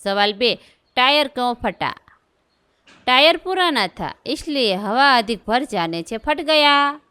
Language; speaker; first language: Hindi; non-native, local second language; Gujarati